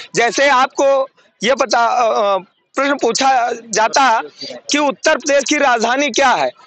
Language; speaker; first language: Hindi; native; Hindi